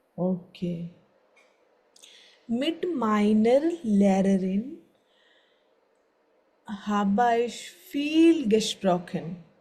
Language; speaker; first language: German; non-native, fluent; Hindi